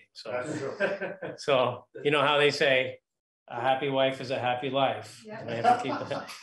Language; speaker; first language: English; native; English